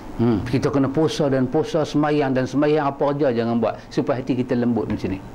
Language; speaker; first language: Malay; native; Malay